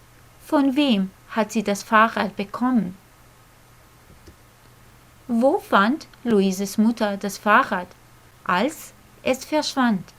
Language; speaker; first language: German; non-native, fluent; Croatian